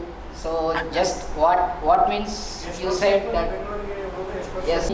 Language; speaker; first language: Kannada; non-native, local second language; Marathi